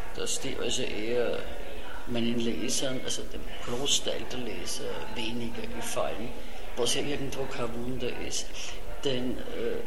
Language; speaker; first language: German; non-native, local second language; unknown